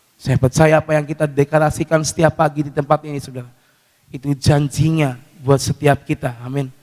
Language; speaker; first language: Indonesian; native; Indonesian